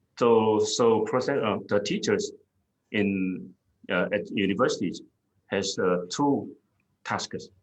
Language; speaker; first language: English; non-native, fluent; Korean